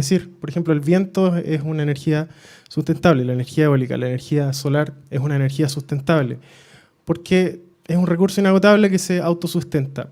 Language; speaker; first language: Spanish; native; Spanish